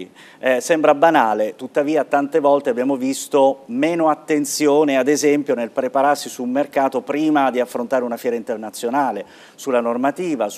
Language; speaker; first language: Italian; native; Italian